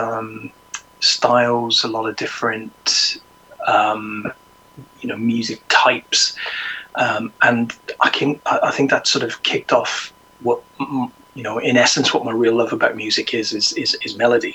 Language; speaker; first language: English; native; English